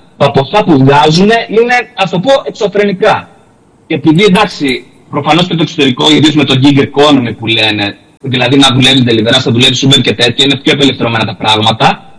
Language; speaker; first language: Greek; native; Greek